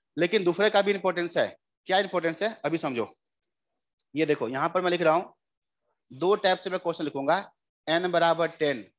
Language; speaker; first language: Hindi; native; Hindi